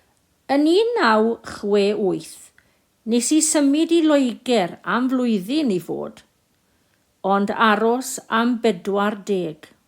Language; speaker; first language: Welsh; non-native, local second language; English